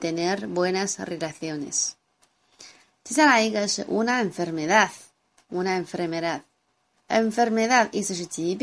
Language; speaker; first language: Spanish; non-native, fluent; Chinese